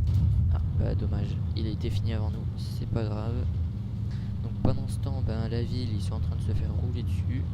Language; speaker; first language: French; native; French